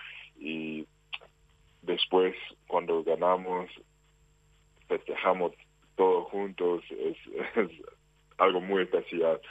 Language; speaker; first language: Spanish; non-native, fluent; English